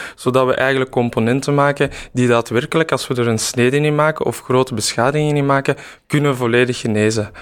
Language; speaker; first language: Dutch; native; Dutch